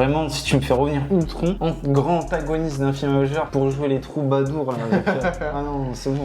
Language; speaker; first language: French; native; French